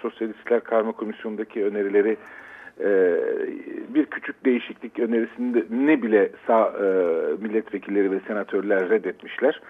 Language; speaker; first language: Turkish; native; Turkish